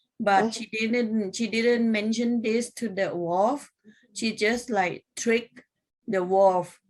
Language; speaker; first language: English; non-native, fluent; Thai